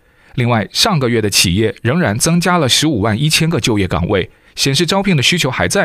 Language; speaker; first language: Chinese; native; Chinese